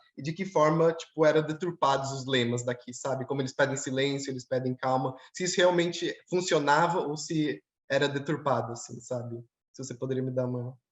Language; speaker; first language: Portuguese; early bilingual, heritage; Portuguese